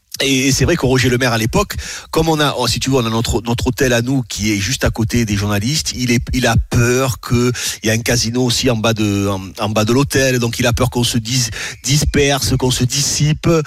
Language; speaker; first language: French; native; French